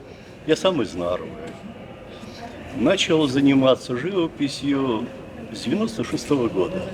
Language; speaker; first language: Russian; native; Russian